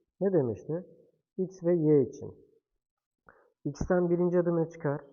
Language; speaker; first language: Turkish; native; Turkish